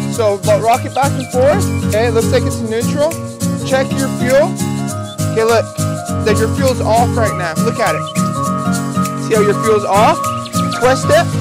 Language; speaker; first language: English; native; English